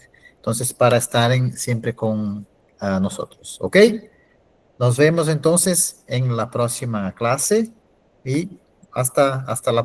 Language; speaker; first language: Spanish; non-native, fluent; Portuguese